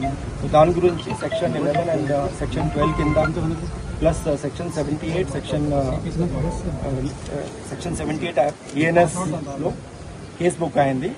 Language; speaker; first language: Telugu; non-native, learner; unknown